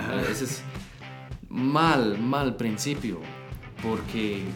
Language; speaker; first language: Spanish; non-native, learner; English